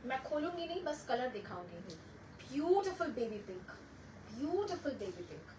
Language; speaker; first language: Hindi; non-native, local second language; Bangla